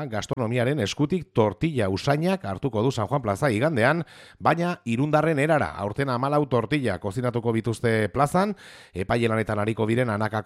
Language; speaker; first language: Basque; native; Basque